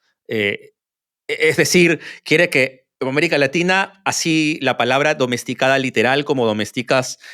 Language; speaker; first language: Spanish; native; Spanish